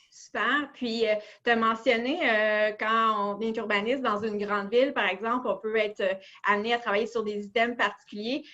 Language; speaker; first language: French; native; French